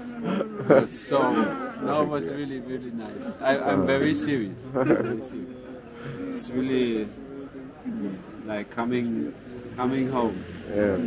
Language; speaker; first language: English; non-native, fluent; German